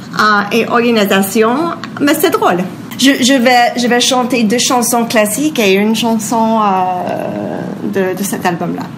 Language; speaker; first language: French; non-native, local second language; English